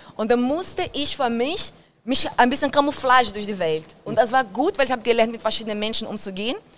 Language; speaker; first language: German; non-native, fluent; Portuguese